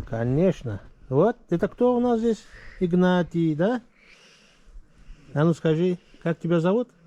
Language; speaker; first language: Russian; non-native, fluent; Greek